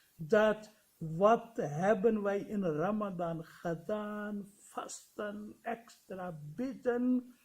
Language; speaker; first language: Dutch; non-native, fluent; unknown